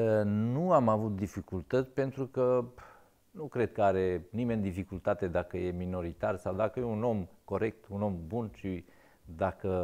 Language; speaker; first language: Romanian; non-native, local second language; Serbian